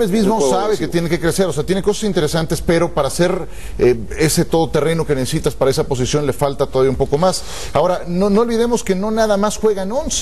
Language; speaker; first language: Spanish; native; Spanish